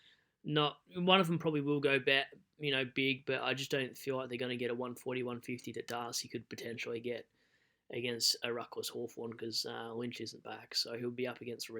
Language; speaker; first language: English; native; English